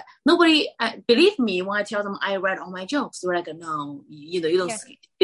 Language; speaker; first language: English; non-native, fluent; Chinese